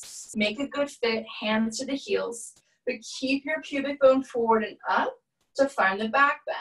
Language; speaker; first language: English; native; English